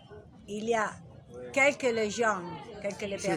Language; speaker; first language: French; non-native, learner; Italian